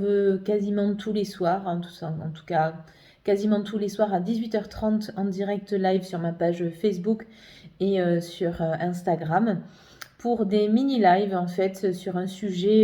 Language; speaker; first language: French; native; French